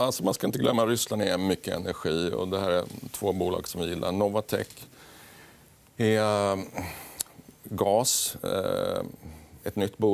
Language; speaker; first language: Swedish; native; Swedish